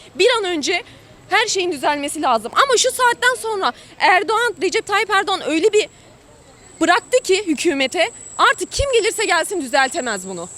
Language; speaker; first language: Turkish; native; Turkish